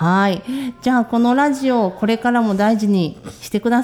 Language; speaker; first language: Japanese; native; Japanese